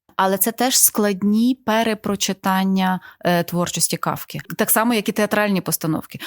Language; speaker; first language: Ukrainian; native; Ukrainian